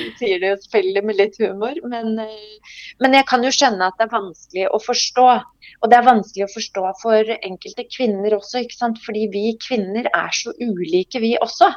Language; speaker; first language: Norwegian; early bilingual, other home language; Polish